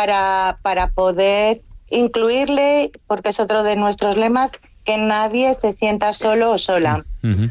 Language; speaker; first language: Spanish; native; Spanish